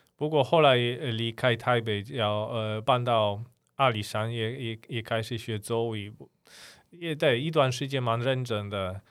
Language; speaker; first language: Chinese; non-native, fluent; Polish